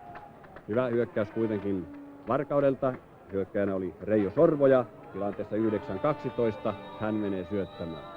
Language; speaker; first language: Finnish; native; Finnish